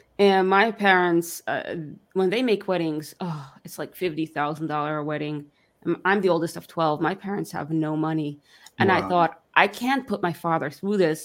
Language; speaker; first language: English; early bilingual, other home language; Yiddish